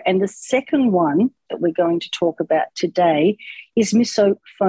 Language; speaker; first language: English; native; English